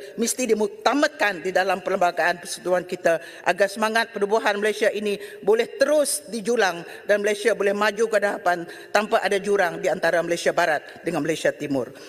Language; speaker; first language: Malay; native; Malay